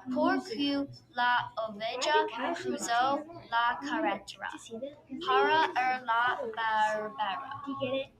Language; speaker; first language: Spanish; non-native, learner; English